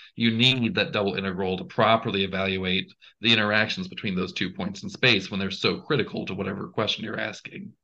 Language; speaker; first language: English; native; English